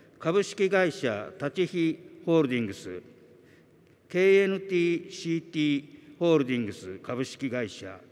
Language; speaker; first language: Japanese; native; Japanese